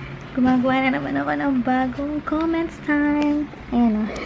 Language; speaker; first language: Filipino; native; Filipino